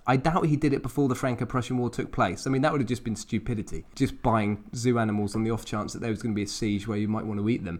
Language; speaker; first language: English; native; English